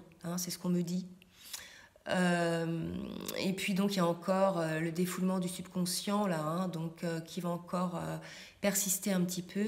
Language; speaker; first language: French; native; French